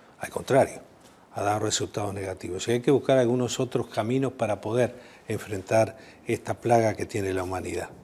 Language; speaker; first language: Spanish; native; Spanish